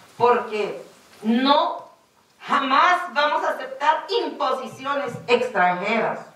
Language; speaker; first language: Spanish; native; Spanish